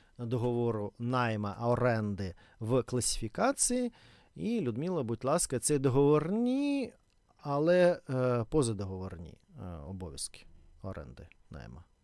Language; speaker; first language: Ukrainian; non-native, learner; Russian